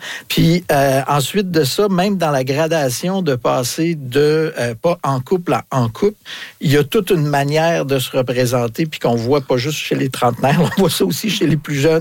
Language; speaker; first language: French; native; French